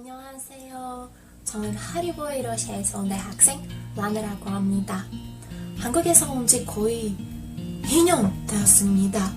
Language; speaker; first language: Korean; non-native, learner; Russian